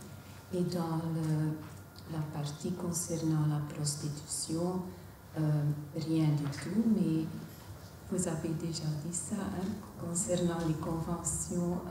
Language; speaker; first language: French; non-native, local second language; Dutch